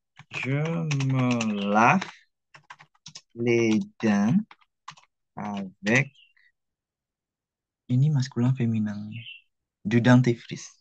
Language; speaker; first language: French; non-native, fluent; Indonesian